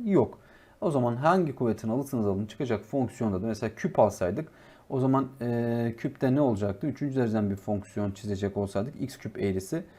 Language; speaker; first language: Turkish; native; Turkish